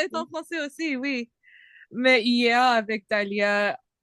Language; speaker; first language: French; non-native, learner; English